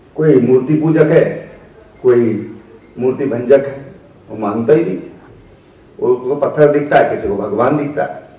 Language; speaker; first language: Hindi; native; Hindi